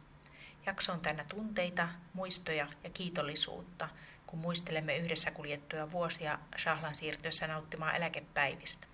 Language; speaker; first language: Finnish; native; Finnish